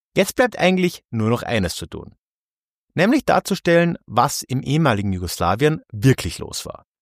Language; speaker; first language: German; native; German